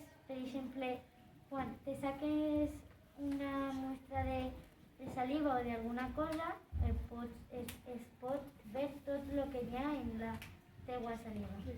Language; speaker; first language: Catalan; non-native, local second language; Spanish